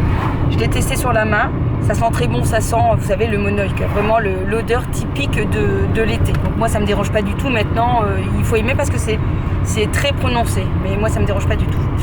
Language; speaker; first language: French; native; French